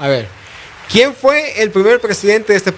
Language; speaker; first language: Spanish; native; Spanish